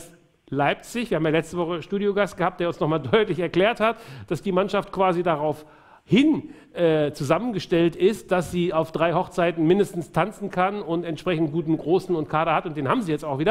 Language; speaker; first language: German; native; German